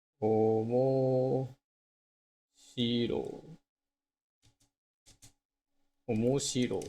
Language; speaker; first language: Japanese; non-native, learner; English